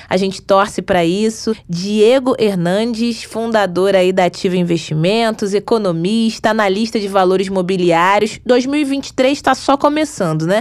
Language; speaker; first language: Portuguese; native; Portuguese